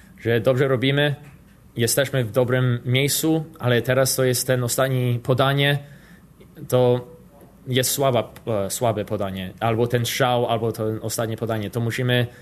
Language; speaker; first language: Polish; non-native, learner; English